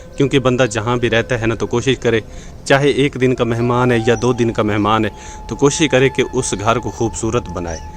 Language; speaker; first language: Urdu; non-native, local second language; Punjabi